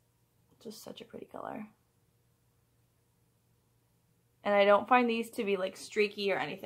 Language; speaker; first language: English; native; English